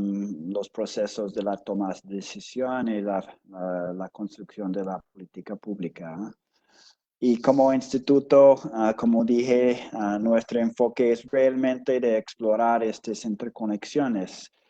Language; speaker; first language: Spanish; non-native, fluent; English